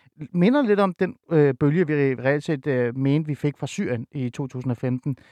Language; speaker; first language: Danish; early bilingual, other home language; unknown